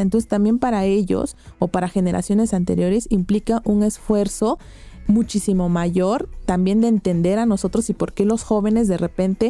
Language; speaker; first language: Spanish; native; Spanish